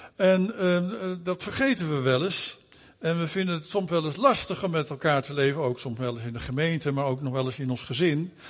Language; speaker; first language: Dutch; native; Dutch